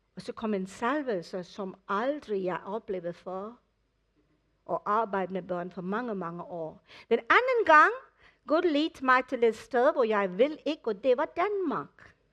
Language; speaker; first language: Danish; non-native, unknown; English